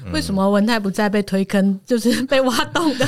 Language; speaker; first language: Chinese; native; Chinese